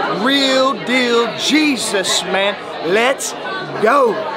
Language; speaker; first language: English; native; English